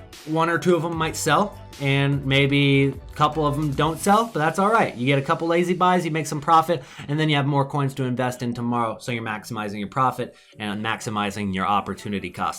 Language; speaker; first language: English; native; English